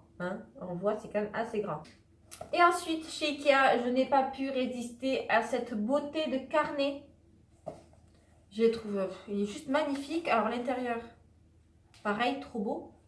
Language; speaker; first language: French; native; French